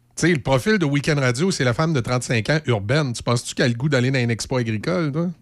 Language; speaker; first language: French; native; French